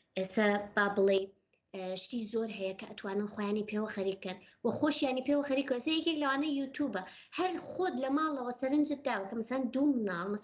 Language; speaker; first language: Central Kurdish; non-native, local second language; Gurani